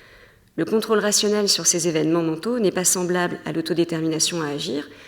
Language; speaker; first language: French; native; French